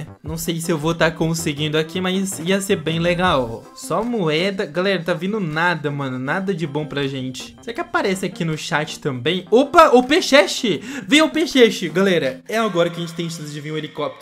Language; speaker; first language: Portuguese; native; Portuguese